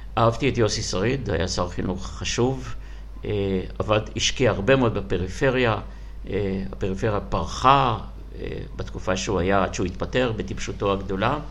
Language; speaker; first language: Hebrew; non-native, fluent; Russian